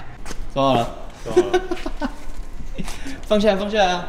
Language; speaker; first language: Chinese; native; Chinese